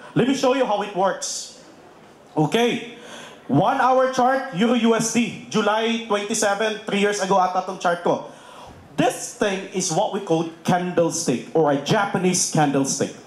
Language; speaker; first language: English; non-native, local second language; Filipino